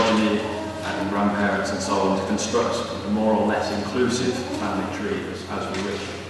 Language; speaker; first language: English; native; English